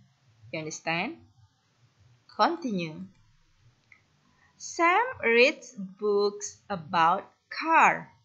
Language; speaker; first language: English; non-native, fluent; Indonesian